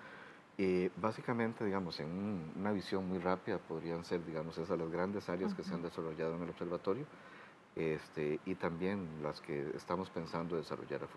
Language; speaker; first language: Spanish; native; Spanish